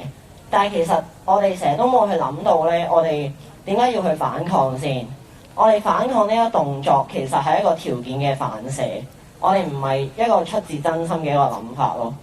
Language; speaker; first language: Cantonese; native; Cantonese